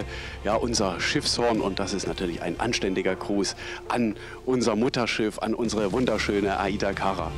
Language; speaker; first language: German; native; German